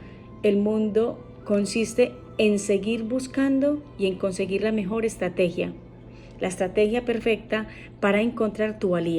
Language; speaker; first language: Spanish; native; Spanish